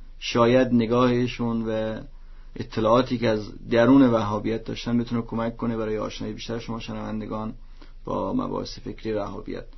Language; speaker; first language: Persian; native; Persian